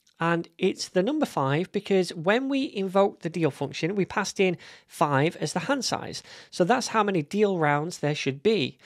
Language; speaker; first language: English; native; English